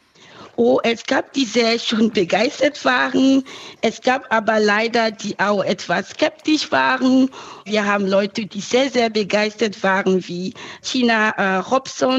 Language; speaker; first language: German; non-native, fluent; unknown